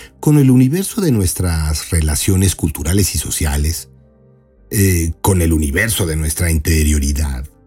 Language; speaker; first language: Spanish; native; Spanish